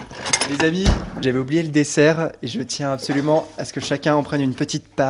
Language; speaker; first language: French; native; French